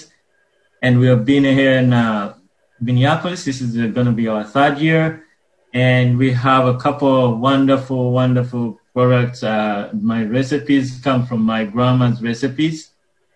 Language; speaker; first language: English; non-native, local second language; Ganda